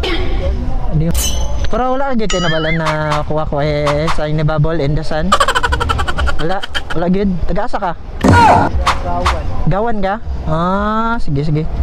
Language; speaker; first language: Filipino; non-native, local second language; Cebuano